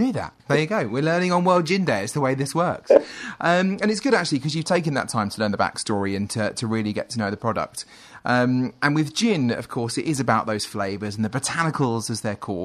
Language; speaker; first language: English; native; English